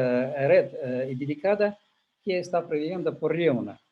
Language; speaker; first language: Spanish; non-native, learner; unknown